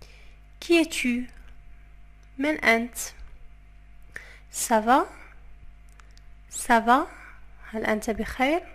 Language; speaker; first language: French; non-native, fluent; Arabic